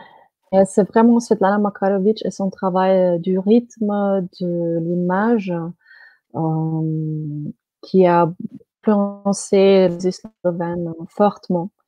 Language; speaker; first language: French; non-native, fluent; Slovenian